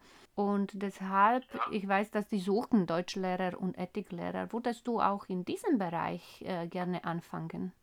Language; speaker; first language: German; non-native, fluent; Slovak